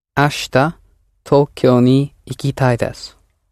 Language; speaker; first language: Japanese; non-native, learner; English